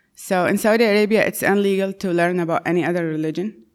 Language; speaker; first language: English; non-native, fluent; Arabic